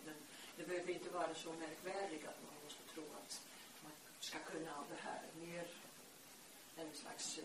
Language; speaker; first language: Swedish; non-native, fluent; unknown